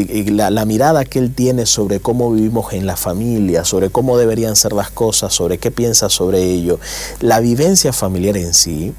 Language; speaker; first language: Spanish; native; Spanish